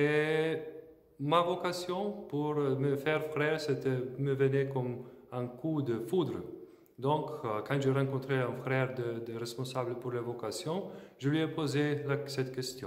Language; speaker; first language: French; non-native, fluent; Slovenian